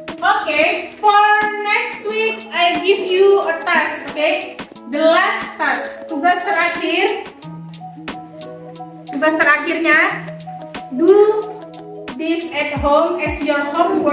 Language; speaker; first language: English; non-native, fluent; Indonesian